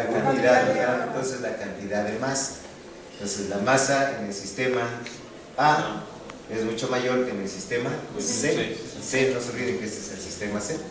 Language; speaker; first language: Spanish; native; Spanish